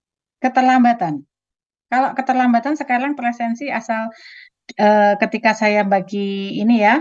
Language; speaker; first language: Indonesian; native; Indonesian